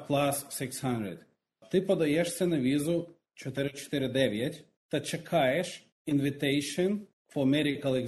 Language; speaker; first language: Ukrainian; non-native, local second language; Russian